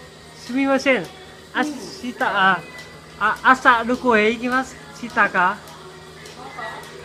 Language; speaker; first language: Japanese; non-native, learner; Vietnamese